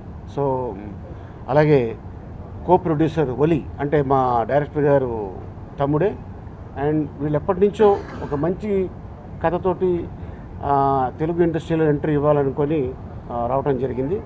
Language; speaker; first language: Telugu; native; Telugu